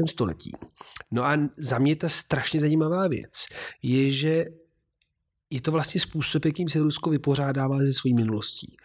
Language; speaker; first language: Czech; non-native, fluent; Italian